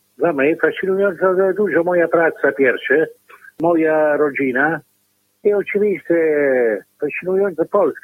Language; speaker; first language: Polish; non-native, learner; Italian